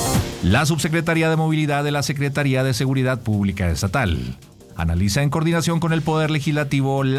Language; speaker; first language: Spanish; native; Spanish